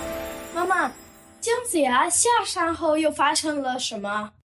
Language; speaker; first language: Chinese; native; Chinese